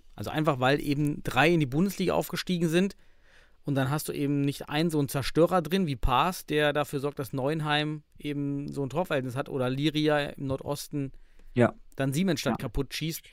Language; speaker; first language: German; native; German